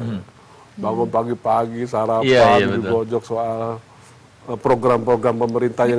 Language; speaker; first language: Indonesian; native; Indonesian